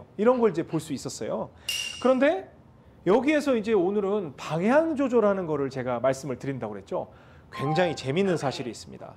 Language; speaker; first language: Korean; native; Korean